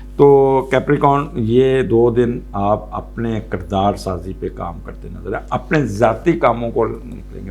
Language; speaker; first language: Urdu; non-native, local second language; Punjabi